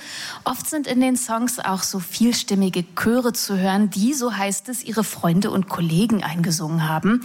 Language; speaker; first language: German; native; German